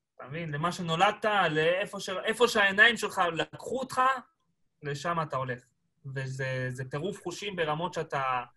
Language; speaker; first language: Hebrew; early bilingual, other home language; Spanish